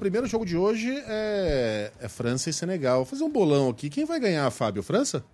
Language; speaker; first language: Portuguese; native; Portuguese